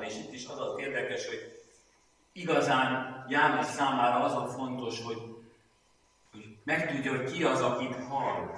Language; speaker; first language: Hungarian; native; Hungarian